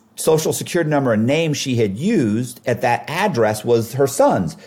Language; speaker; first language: English; native; English